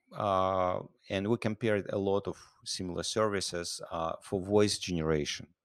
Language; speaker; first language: English; non-native, fluent; Russian